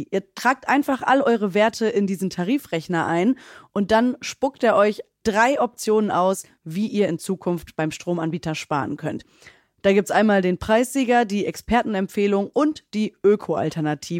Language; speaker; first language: German; native; German